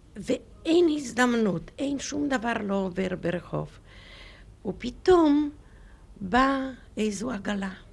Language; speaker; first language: Hebrew; non-native, fluent; Polish